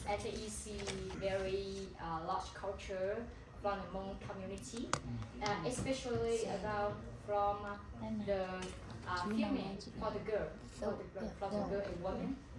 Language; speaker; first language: English; non-native, learner; Hmong